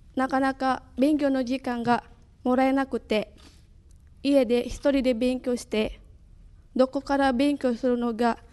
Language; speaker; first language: Japanese; non-native, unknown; Indonesian